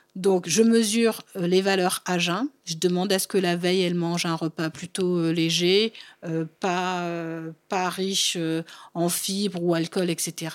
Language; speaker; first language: French; early bilingual, other home language; Bambara